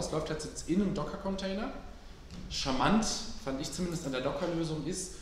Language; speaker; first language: German; native; German